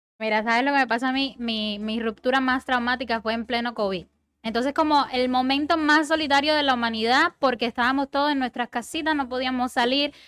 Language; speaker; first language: Spanish; native; Spanish